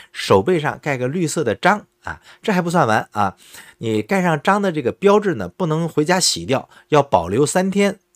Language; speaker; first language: Chinese; native; Chinese